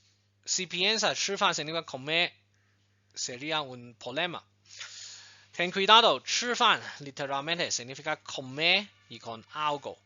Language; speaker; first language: Spanish; non-native, fluent; Chinese